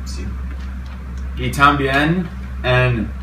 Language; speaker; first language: Spanish; non-native, learner; English